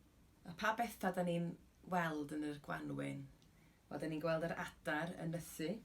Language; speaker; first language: Welsh; native; Welsh